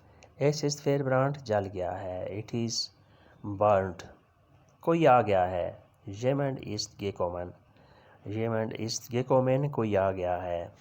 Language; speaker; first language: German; non-native, learner; Urdu